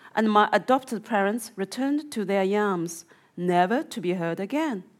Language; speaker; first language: English; non-native, fluent; Chinese